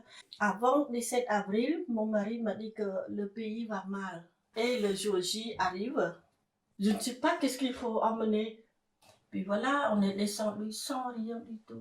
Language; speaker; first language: French; non-native, fluent; Khmer